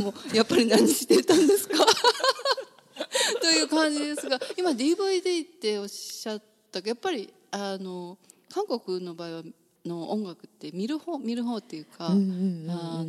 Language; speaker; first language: Japanese; native; Japanese